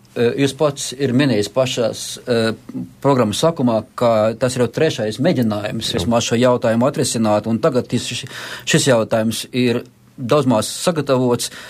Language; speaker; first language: Latvian; non-native, local second language; Russian